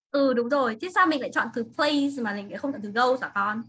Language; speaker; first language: Vietnamese; native; Vietnamese